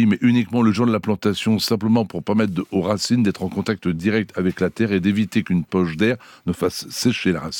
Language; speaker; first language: French; native; French